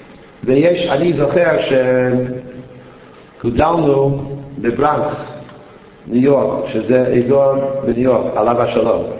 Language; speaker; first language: Hebrew; non-native, fluent; English